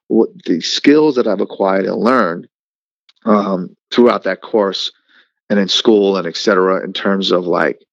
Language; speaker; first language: English; native; English